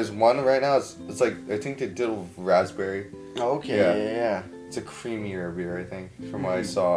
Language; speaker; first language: English; native; English